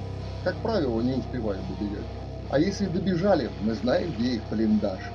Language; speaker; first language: Russian; native; Russian